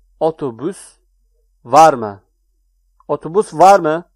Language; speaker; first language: Turkish; non-native, fluent; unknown